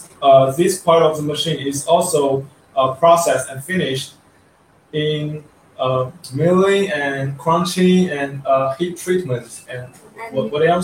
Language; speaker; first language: English; non-native, learner; Chinese